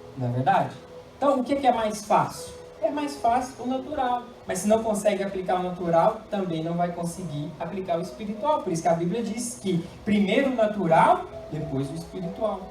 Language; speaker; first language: Portuguese; native; Portuguese